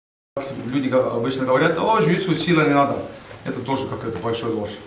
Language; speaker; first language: Russian; non-native, learner; Estonian